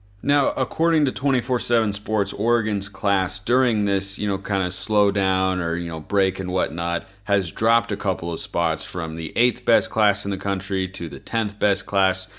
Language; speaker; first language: English; native; English